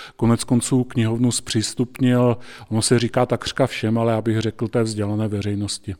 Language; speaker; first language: Czech; native; Czech